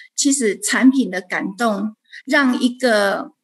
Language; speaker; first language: Chinese; native; Chinese